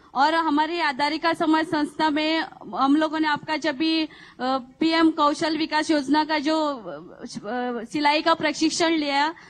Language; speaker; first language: Hindi; non-native, local second language; Marathi